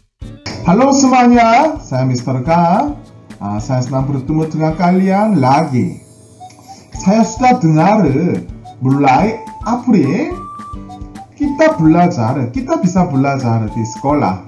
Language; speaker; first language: Indonesian; non-native, learner; Korean